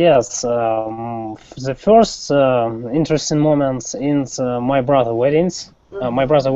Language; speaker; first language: English; non-native, learner; Russian